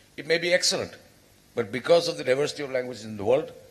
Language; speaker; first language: English; non-native, local second language; Bangla